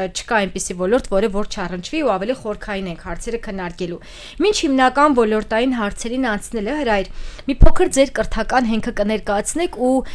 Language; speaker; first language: Armenian; native; Armenian